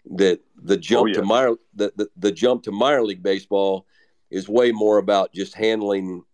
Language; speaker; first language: English; native; English